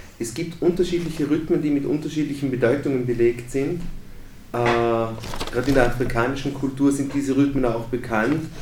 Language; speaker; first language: German; native; German